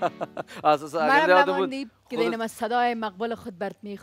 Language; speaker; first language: Persian; native; Persian